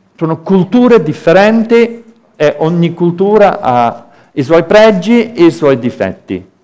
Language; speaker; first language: Italian; native; Italian